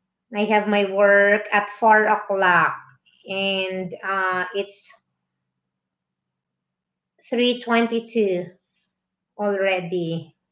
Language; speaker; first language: English; non-native, local second language; Filipino